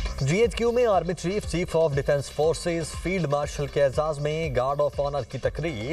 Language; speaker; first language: Urdu; native; Urdu